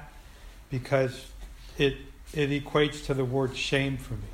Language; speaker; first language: English; native; English